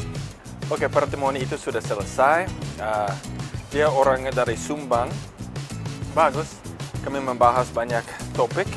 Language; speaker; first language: Indonesian; non-native, fluent; English